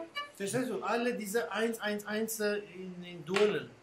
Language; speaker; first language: German; non-native, fluent; Armenian